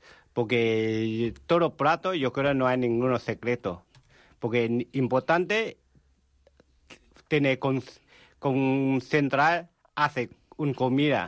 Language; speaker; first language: Spanish; non-native, learner; Vietnamese